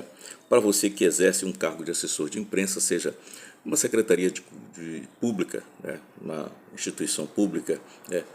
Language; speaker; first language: Portuguese; native; Portuguese